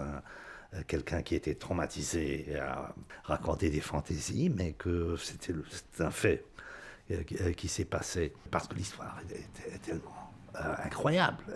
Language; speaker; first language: French; non-native, fluent; Polish